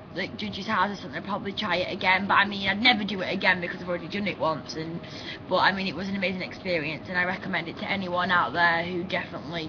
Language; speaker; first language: English; native; English